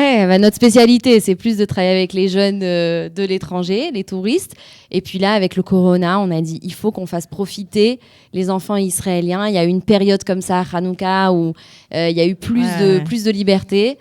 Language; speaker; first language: French; native; French